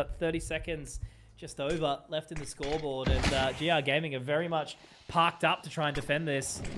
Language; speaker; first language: English; native; English